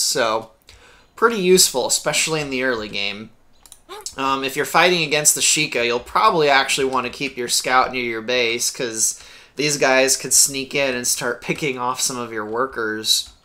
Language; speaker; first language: English; native; English